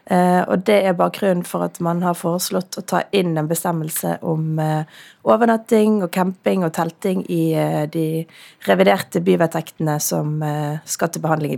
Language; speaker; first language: Norwegian; native; Norwegian